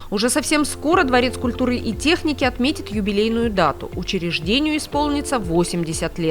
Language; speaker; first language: Russian; native; Russian